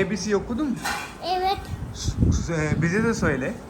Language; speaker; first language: Turkish; non-native, learner; Urdu